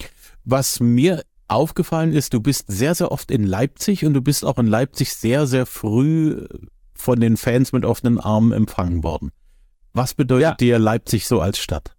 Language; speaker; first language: German; native; German